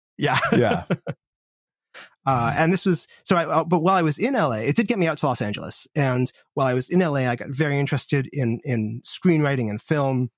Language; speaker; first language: English; native; English